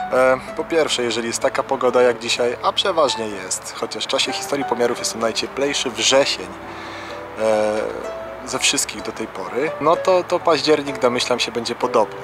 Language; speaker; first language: Polish; native; Polish